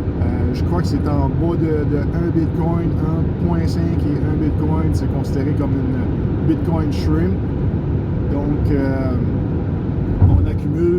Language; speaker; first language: French; native; French